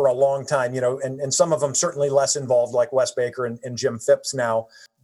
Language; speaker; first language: English; native; English